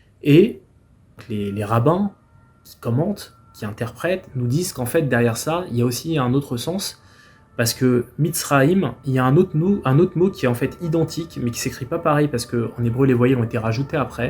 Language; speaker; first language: French; native; French